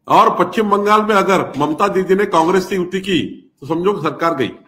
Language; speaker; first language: Hindi; non-native, local second language; Marathi